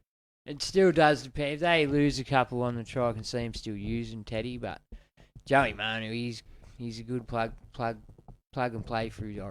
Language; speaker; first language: English; native; English